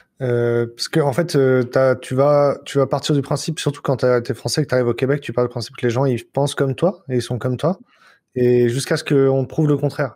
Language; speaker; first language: French; native; French